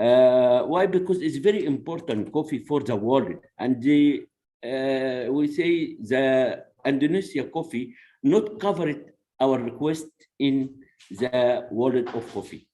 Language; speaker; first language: English; non-native, learner; Arabic